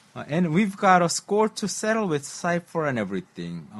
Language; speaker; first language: English; non-native, fluent; Korean